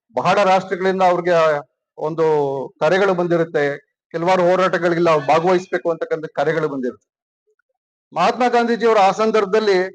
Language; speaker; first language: Kannada; native; Kannada